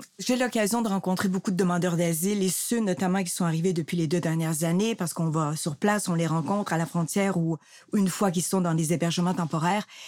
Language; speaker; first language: French; native; French